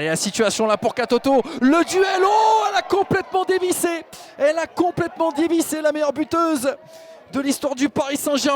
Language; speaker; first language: French; native; French